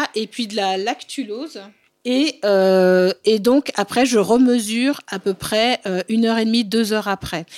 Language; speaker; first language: French; early bilingual, other home language; Bambara